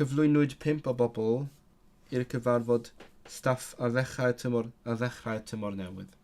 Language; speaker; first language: Welsh; non-native, learner; Cantonese